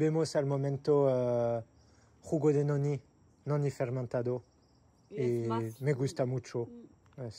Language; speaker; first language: Spanish; non-native, learner; French